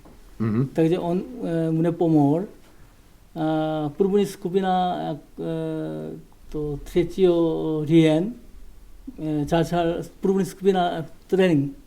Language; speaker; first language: Czech; non-native, learner; Korean